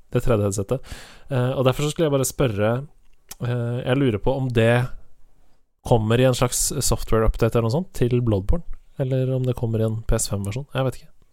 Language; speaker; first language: Norwegian; native; Norwegian